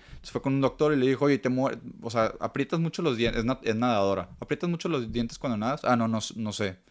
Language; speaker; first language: Spanish; native; Spanish